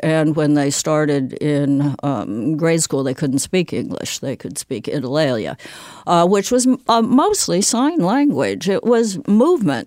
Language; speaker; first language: English; native; English